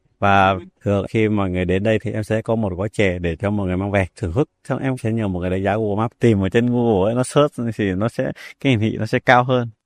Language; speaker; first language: Vietnamese; non-native, local second language; Tày